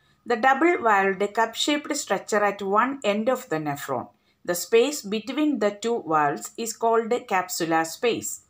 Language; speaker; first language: English; non-native, local second language; Malayalam